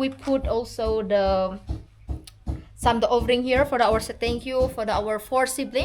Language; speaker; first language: English; non-native, fluent; Indonesian